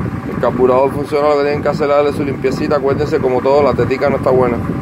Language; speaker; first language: Spanish; native; Spanish